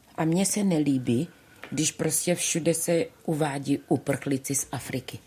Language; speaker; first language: Czech; early bilingual, other home language; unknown